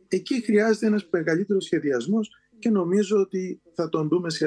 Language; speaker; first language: Greek; native; Greek